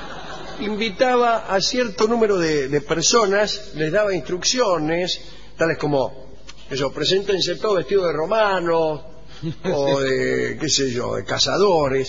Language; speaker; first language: Spanish; native; Spanish